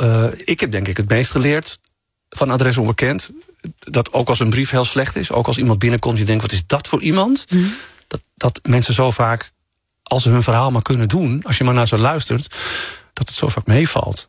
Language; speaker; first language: Dutch; native; Dutch